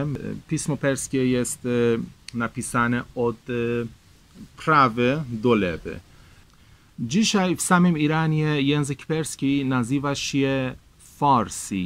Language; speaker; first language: Polish; non-native, fluent; Persian